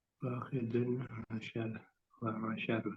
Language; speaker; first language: Arabic; non-native, learner; Indonesian